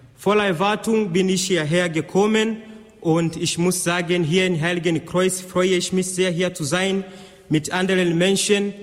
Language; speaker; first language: German; non-native, fluent; Swahili